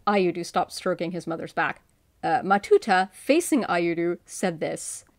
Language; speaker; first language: English; native; English